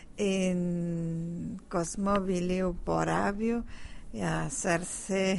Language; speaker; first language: Slovenian; early bilingual, heritage; Spanish